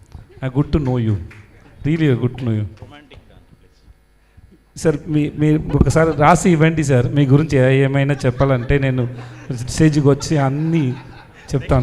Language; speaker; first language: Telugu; non-native, learner; Tamil